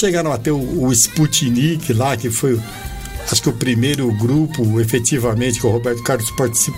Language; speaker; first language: Portuguese; native; Portuguese